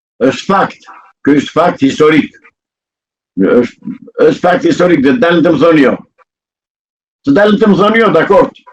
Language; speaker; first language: Albanian; native; Albanian